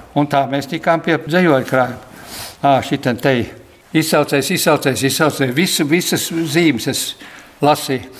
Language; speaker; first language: Latvian; early bilingual, heritage; Latvian